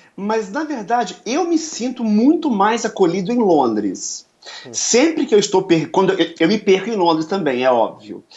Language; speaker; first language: Portuguese; native; Portuguese